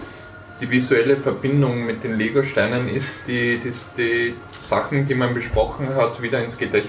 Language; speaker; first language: German; native; German